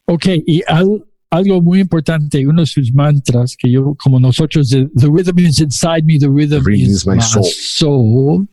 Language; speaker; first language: Spanish; non-native, fluent; English